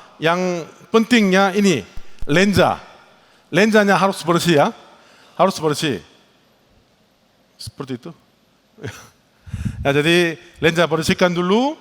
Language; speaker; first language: Indonesian; non-native, learner; Korean